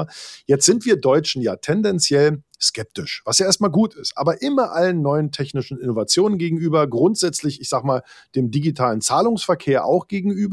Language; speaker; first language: German; native; German